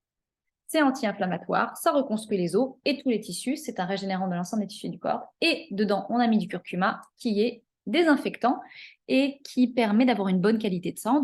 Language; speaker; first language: French; native; French